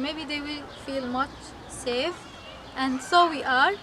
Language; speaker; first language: English; non-native, fluent; Arabic